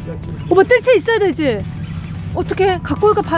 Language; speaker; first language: Korean; native; Korean